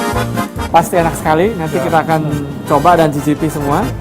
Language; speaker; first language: Indonesian; native; Indonesian